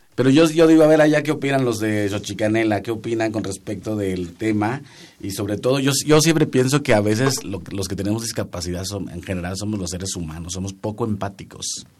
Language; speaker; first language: Spanish; non-native, local second language; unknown